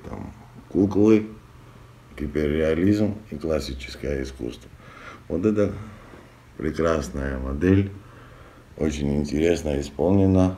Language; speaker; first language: Russian; non-native, fluent; Georgian